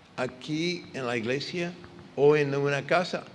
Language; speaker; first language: Spanish; non-native, fluent; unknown